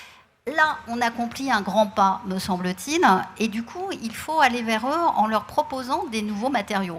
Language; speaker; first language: French; native; French